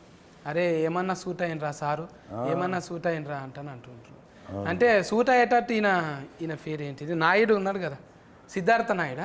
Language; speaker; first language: Telugu; native; Telugu